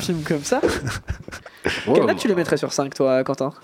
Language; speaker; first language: French; native; French